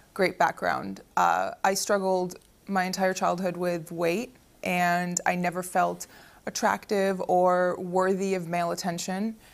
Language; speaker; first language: English; early bilingual, other home language; Arabic